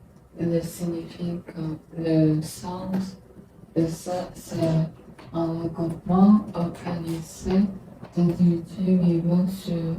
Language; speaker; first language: French; non-native, learner; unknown